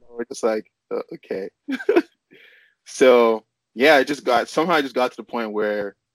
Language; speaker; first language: English; non-native, local second language; Yoruba